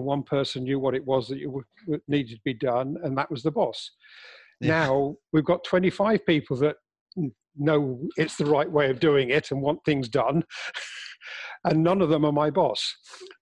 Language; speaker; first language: English; native; English